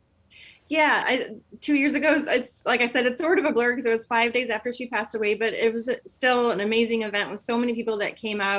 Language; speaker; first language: English; native; English